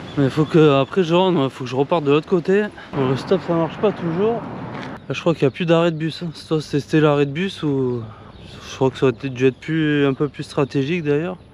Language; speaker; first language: French; native; French